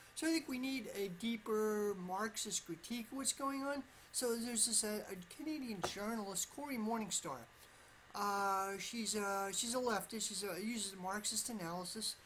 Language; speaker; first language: English; native; English